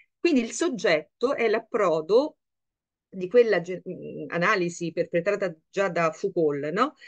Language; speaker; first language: Italian; native; Italian